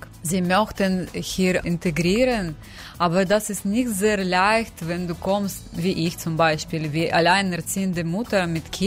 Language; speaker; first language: German; non-native, learner; Ukrainian